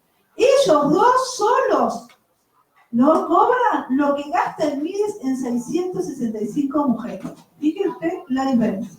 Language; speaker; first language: Spanish; native; Spanish